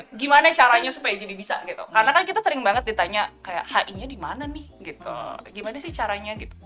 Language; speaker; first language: Indonesian; native; Indonesian